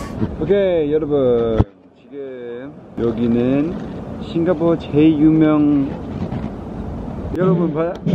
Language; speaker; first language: Korean; non-native, learner; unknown